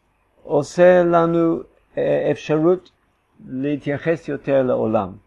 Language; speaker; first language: Hebrew; non-native, fluent; English